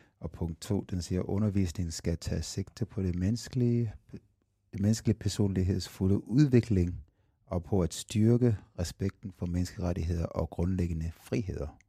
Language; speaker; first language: Danish; non-native, fluent; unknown